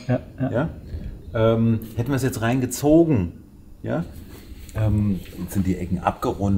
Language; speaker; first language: German; native; German